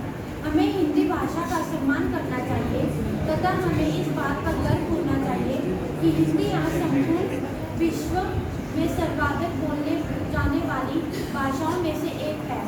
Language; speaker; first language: Hindi; native; Hindi